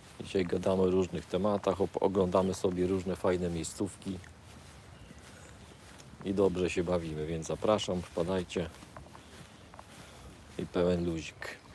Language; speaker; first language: Polish; native; Polish